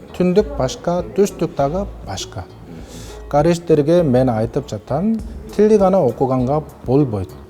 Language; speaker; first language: Kyrgyz; non-native, fluent; Korean